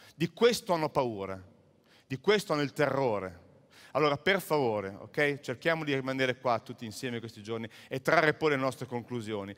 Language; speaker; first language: Italian; native; Italian